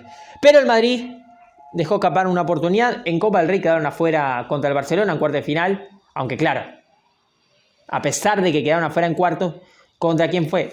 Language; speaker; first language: Spanish; native; Spanish